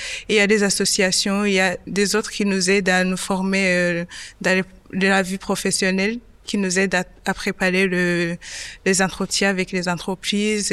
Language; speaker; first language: French; non-native, local second language; Kinyarwanda